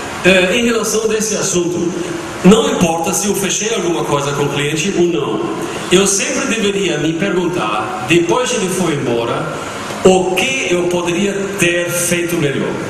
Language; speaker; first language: Portuguese; non-native, fluent; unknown